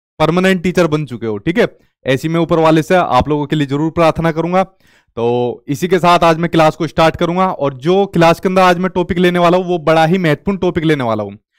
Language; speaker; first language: Hindi; native; Hindi